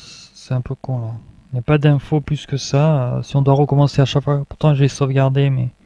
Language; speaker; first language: French; native; French